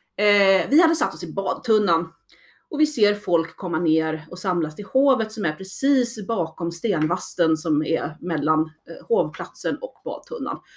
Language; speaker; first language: Swedish; native; Swedish